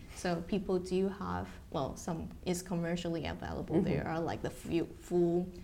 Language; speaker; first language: English; non-native, fluent; Chinese